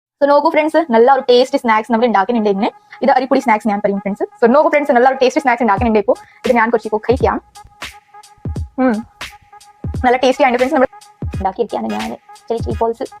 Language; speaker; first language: Malayalam; non-native, learner; Hindi